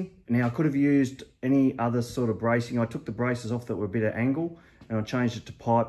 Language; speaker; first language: English; native; English